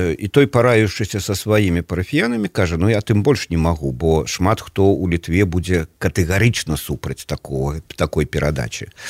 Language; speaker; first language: Belarusian; native; Belarusian